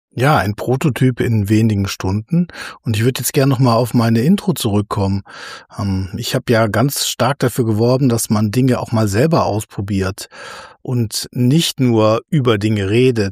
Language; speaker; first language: German; native; German